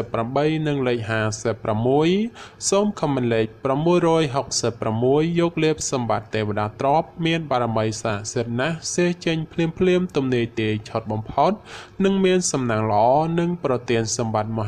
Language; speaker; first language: Khmer; native; Khmer